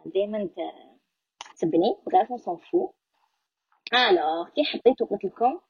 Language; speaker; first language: French; non-native, local second language; Arabic